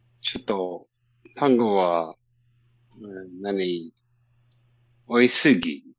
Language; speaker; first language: Japanese; non-native, learner; English